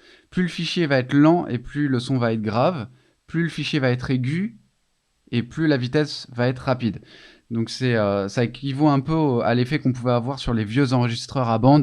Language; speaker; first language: French; native; French